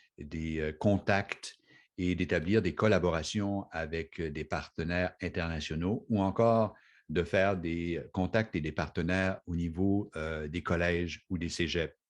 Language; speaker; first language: French; native; French